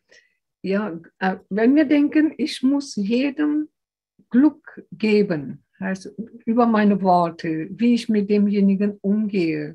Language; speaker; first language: German; non-native, fluent; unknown